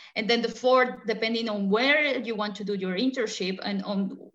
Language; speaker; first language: English; non-native, fluent; Spanish